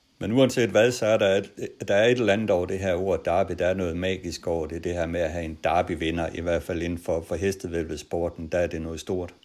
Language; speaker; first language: Danish; native; Danish